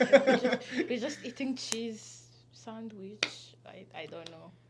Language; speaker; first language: English; non-native, fluent; Kinyarwanda